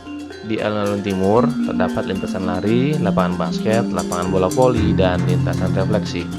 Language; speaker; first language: Indonesian; native; Indonesian